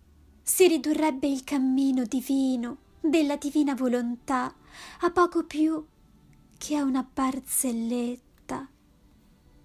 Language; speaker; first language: Italian; native; Italian